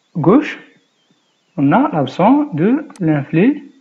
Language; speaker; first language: French; non-native, local second language; Arabic